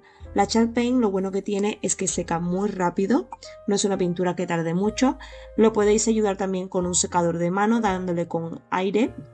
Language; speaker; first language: Spanish; native; Spanish